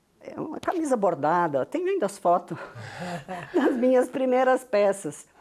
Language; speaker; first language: Portuguese; non-native, local second language; Venetian